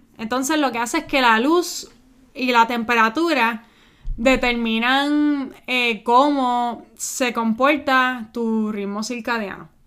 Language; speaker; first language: Spanish; early bilingual, heritage; Spanish